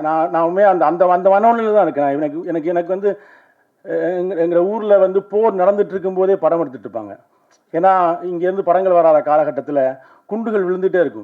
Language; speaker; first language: Tamil; native; Tamil